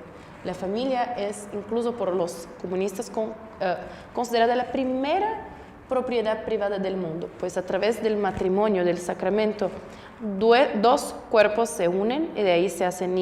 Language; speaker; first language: Spanish; non-native, fluent; Portuguese